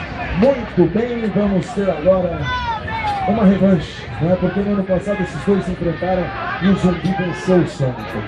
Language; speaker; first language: Portuguese; native; Portuguese